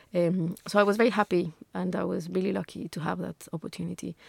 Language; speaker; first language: English; non-native, fluent; Spanish